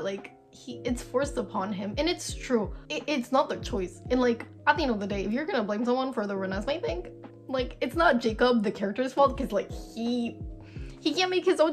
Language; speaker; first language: English; native; English